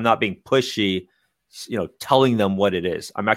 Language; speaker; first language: English; native; English